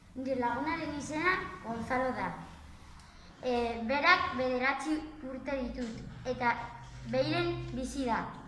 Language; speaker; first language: Basque; non-native, local second language; Spanish